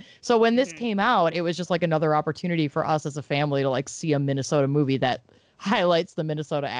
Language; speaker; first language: English; native; English